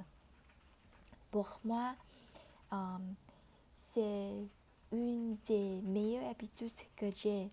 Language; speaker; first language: French; non-native, fluent; Vietnamese